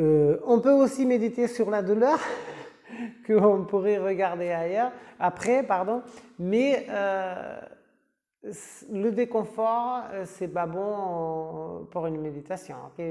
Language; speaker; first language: French; non-native, fluent; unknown